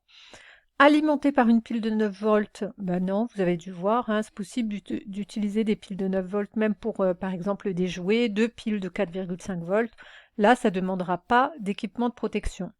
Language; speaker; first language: French; native; French